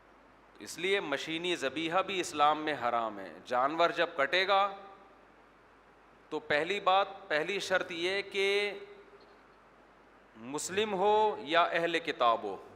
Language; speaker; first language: Urdu; native; Urdu